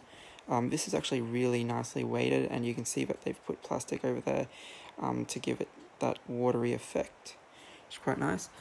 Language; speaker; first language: English; native; English